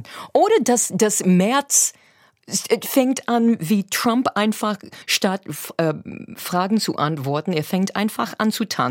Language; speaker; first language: German; non-native, fluent; English